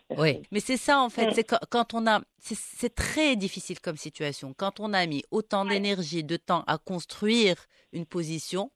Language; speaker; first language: French; non-native, local second language; Arabic